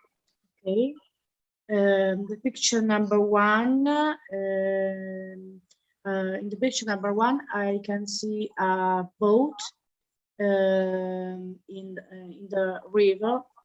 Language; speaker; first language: English; non-native, learner; Italian